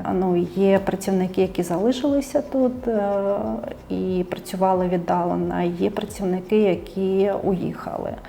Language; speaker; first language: Ukrainian; non-native, local second language; Russian